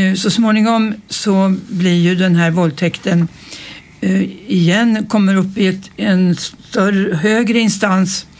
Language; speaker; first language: Swedish; native; Swedish